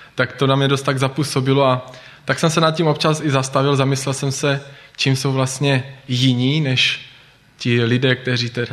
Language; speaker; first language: Czech; native; Czech